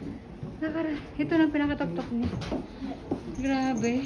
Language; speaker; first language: Japanese; non-native, learner; Filipino